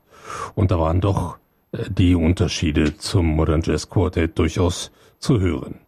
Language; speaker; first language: German; native; German